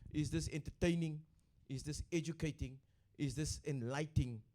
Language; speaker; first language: English; non-native, local second language; Afrikaans